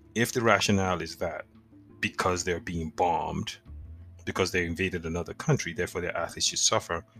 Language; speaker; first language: English; non-native, local second language; Yoruba